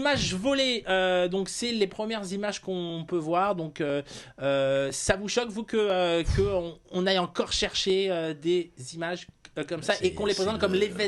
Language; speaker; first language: French; native; French